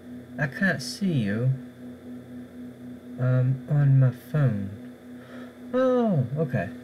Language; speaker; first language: English; native; English